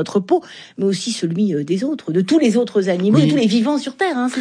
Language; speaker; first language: French; native; French